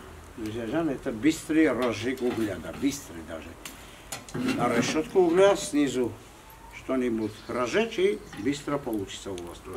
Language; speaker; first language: Russian; non-native, fluent; Armenian